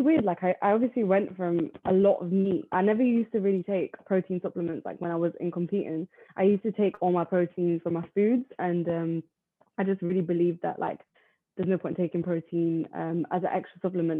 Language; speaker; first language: English; native; English